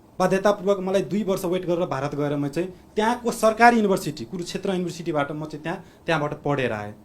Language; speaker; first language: Nepali; non-native, local second language; Maithili